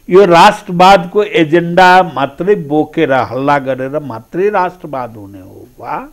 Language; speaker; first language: Nepali; non-native, local second language; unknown